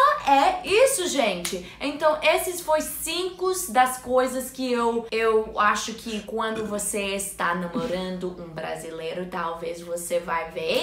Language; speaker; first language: Portuguese; non-native, learner; English